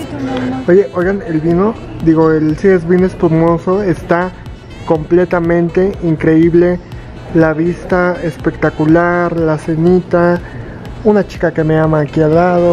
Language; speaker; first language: Spanish; native; Spanish